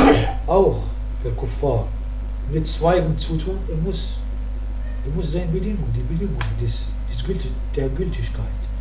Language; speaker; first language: German; non-native, learner; Arabic